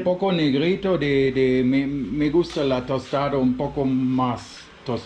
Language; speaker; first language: Spanish; non-native, learner; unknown